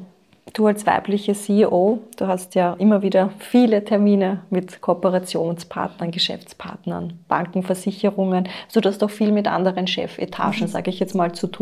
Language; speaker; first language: German; native; German